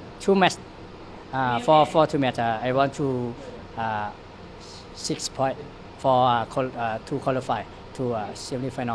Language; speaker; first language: English; non-native, learner; Lao